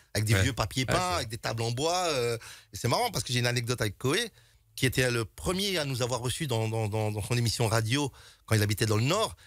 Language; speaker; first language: French; native; French